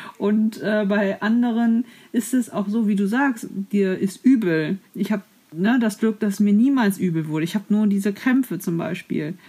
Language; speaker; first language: German; native; German